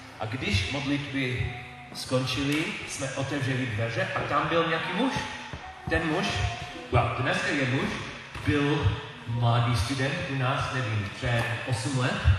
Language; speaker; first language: Czech; non-native, learner; English